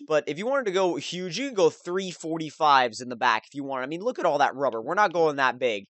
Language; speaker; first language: English; native; English